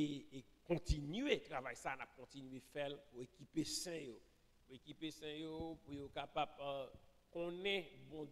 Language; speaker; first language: French; non-native, local second language; Haitian Creole